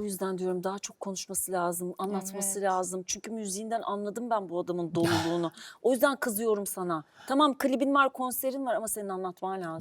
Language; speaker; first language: Turkish; native; Turkish